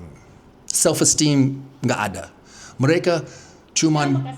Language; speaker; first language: Indonesian; non-native, fluent; English